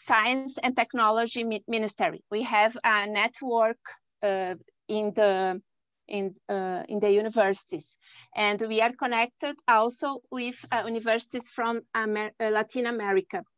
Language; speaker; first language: English; non-native, learner; Portuguese